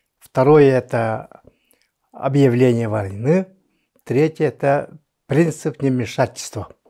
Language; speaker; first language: Russian; non-native, local second language; Yakut